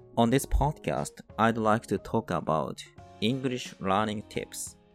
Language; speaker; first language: English; non-native, fluent; Japanese